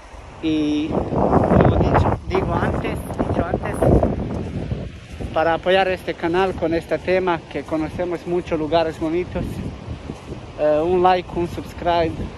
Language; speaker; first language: Spanish; non-native, learner; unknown